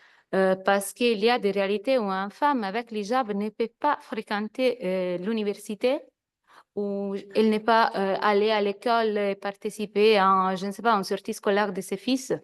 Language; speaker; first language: French; non-native, fluent; Italian